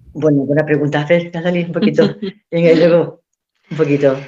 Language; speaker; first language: Spanish; native; Spanish